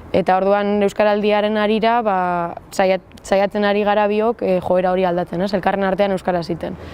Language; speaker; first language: Basque; native; Basque